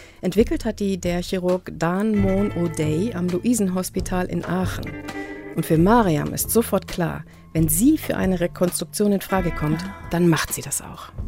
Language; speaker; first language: German; native; German